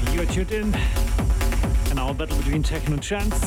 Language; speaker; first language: English; non-native, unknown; German